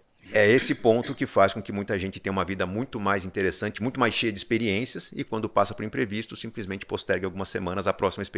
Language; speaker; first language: Portuguese; native; Portuguese